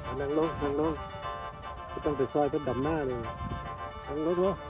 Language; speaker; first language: Thai; native; Thai